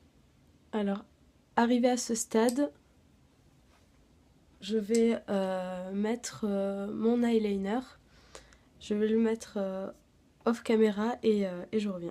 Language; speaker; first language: French; native; French